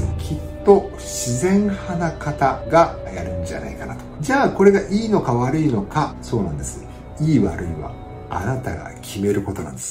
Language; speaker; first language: Japanese; native; Japanese